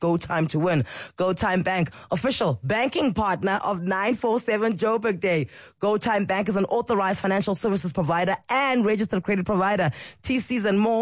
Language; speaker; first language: English; non-native, local second language; Xhosa